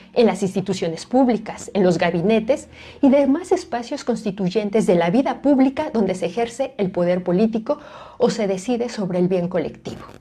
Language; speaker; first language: Spanish; native; Spanish